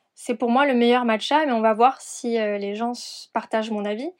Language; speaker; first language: French; native; French